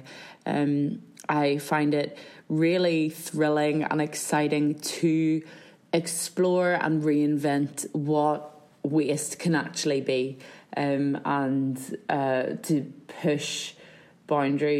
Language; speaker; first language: English; native; English